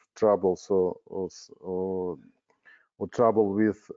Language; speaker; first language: English; non-native, learner; Russian